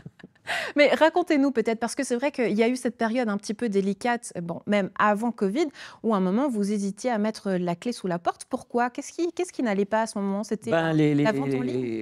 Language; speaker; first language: French; native; French